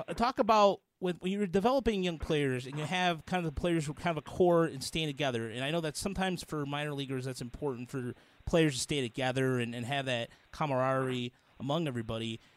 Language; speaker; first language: English; native; English